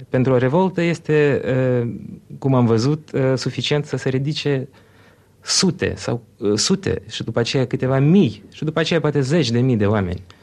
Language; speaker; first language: Romanian; early bilingual, other home language; Russian